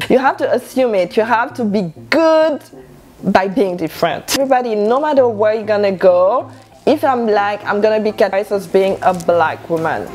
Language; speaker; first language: English; non-native, local second language; French